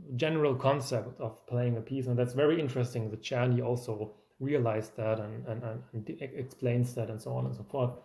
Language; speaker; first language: English; non-native, fluent; German